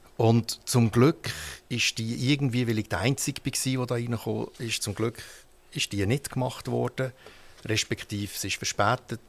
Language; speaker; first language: German; early bilingual, heritage; German